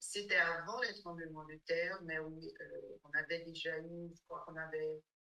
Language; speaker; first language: French; non-native, fluent; English